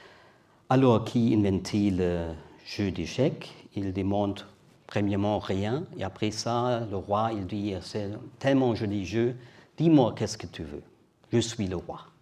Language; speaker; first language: French; non-native, learner; German